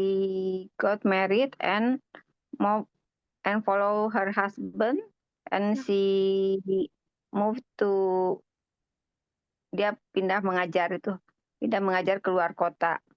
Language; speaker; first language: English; non-native, learner; Indonesian